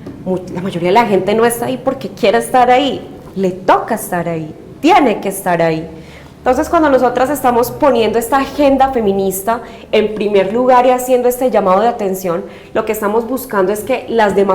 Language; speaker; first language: Spanish; native; Spanish